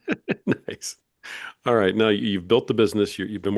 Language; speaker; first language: English; native; English